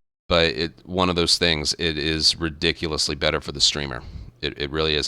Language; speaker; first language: English; native; English